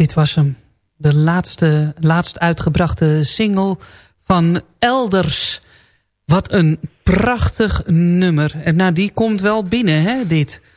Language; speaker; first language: Dutch; native; Dutch